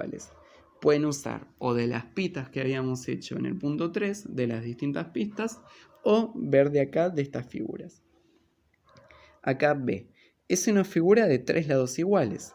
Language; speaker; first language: Spanish; native; Spanish